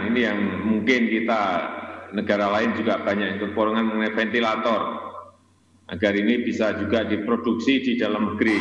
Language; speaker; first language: Indonesian; non-native, local second language; Javanese